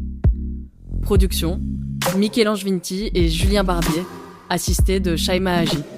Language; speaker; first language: French; native; French